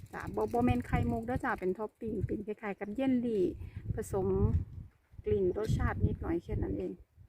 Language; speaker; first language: Thai; native; Thai